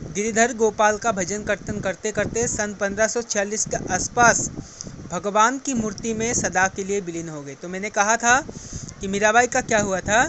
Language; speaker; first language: Hindi; non-native, local second language; Assamese